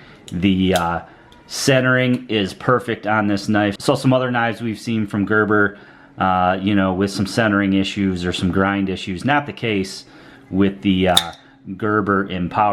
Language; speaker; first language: English; native; English